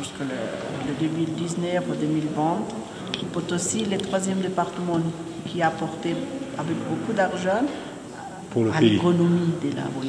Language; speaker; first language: French; non-native, fluent; Spanish